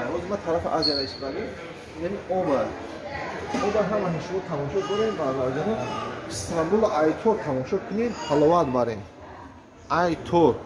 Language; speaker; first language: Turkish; non-native, learner; Tajik